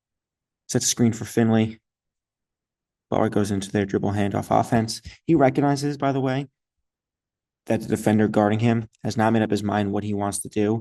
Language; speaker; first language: English; native; English